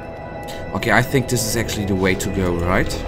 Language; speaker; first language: English; non-native, fluent; German